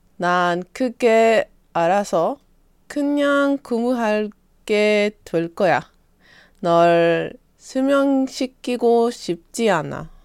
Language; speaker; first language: Korean; non-native, learner; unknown